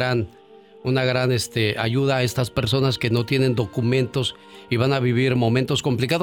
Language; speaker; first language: Spanish; native; Spanish